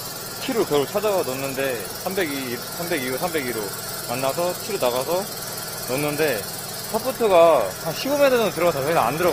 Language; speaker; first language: Korean; native; Korean